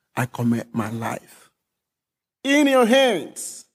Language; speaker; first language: English; non-native, local second language; Akan